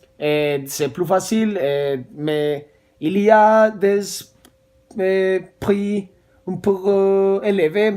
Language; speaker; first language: French; non-native, learner; Spanish